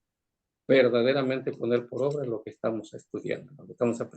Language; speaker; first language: Spanish; native; Spanish